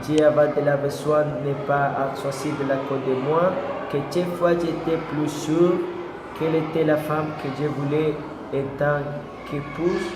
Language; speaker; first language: French; non-native, learner; Spanish